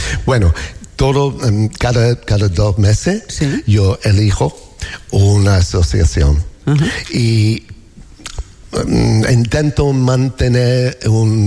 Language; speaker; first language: Spanish; non-native, learner; English